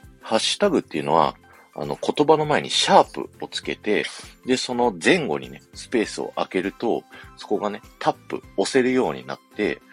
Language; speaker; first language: Japanese; native; Japanese